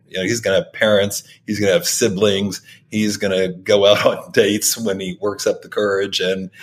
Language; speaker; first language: English; native; English